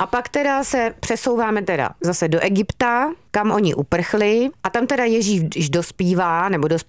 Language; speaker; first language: Czech; native; Czech